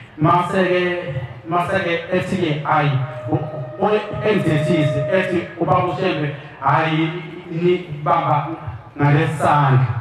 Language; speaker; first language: Zulu; native; Zulu